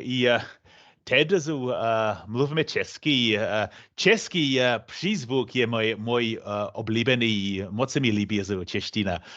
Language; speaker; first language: Czech; non-native, learner; English